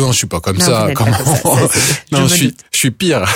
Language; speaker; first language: French; native; French